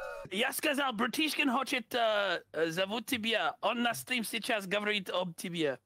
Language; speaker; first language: Russian; non-native, learner; English